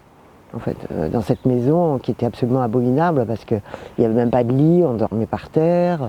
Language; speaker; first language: French; native; French